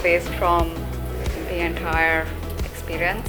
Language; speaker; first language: English; non-native, local second language; Hindi